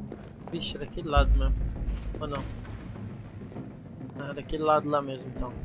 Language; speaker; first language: Portuguese; native; Portuguese